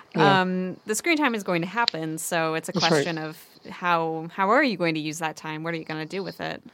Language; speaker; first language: English; native; English